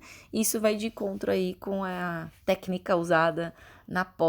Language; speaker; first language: Portuguese; native; Portuguese